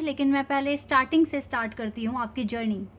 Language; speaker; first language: Hindi; native; Hindi